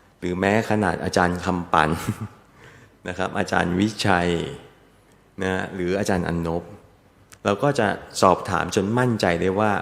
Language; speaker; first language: Thai; native; Thai